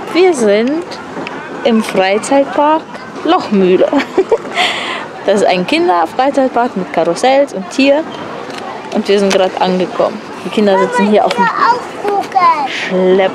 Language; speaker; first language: German; native; German